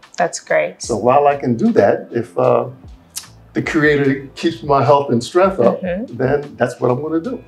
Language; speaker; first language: English; native; English